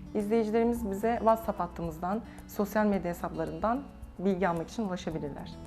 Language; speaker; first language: Turkish; native; Turkish